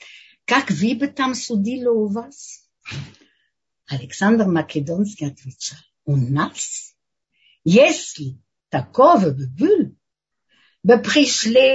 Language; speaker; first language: Russian; non-native, learner; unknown